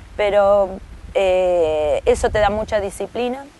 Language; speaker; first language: Spanish; native; Spanish